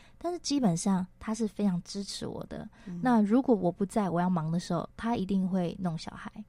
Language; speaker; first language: Chinese; non-native, local second language; Hakka Chinese